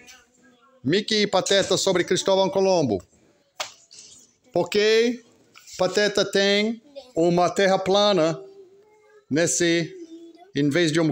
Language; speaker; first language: Portuguese; non-native, fluent; English